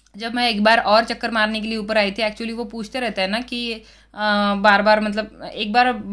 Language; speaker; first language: Hindi; non-native, local second language; Marathi